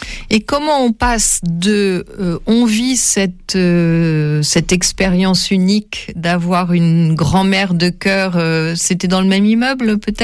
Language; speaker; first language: French; native; French